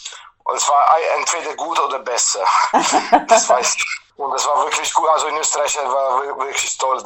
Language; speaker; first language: German; non-native, fluent; Italian